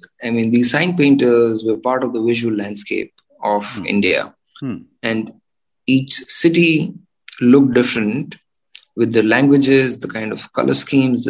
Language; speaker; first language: English; non-native, local second language; Gujarati